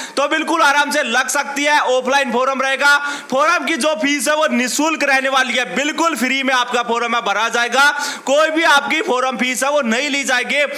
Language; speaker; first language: Hindi; native; Hindi